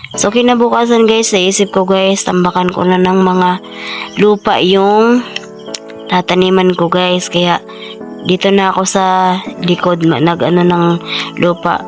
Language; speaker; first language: Filipino; non-native, local second language; Cebuano